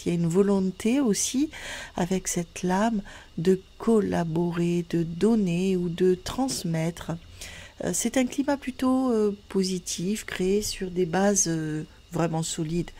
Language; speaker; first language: French; native; French